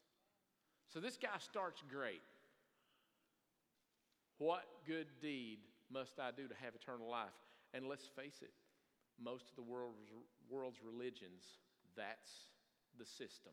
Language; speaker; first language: English; native; English